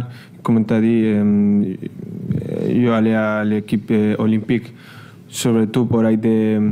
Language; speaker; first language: French; non-native, learner; Spanish